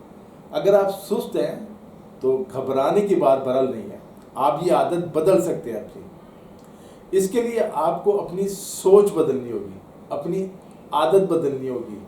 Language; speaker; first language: Urdu; native; Urdu